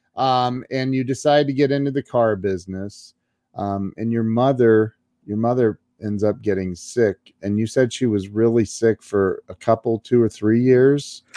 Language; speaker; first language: English; native; English